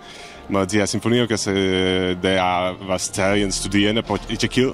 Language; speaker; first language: Danish; non-native, fluent; Czech